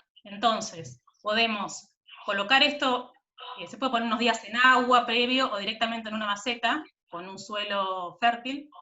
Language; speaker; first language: Spanish; native; Spanish